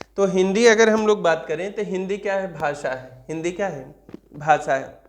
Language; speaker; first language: Hindi; native; Hindi